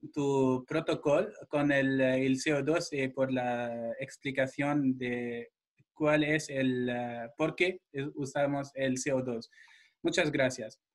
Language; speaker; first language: Spanish; non-native, fluent; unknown